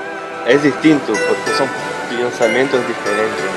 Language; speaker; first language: Spanish; non-native, learner; Portuguese